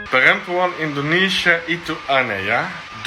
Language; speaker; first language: Indonesian; non-native, fluent; Dutch